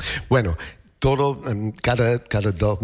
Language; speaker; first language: Spanish; non-native, learner; English